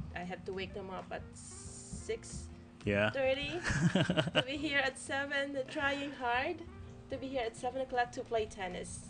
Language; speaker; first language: English; non-native, local second language; Iloko